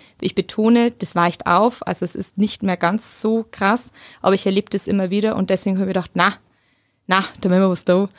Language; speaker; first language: German; native; German